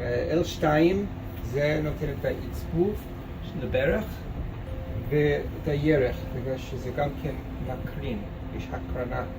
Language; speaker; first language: Hebrew; non-native, fluent; English